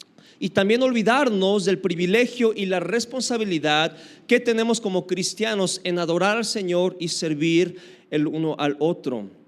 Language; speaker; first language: Spanish; native; Spanish